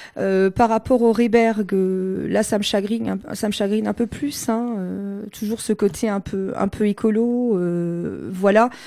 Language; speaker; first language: French; non-native, local second language; Swiss German